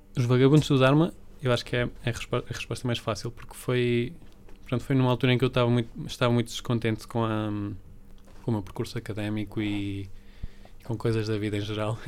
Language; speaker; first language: Portuguese; early bilingual, other home language; Spanish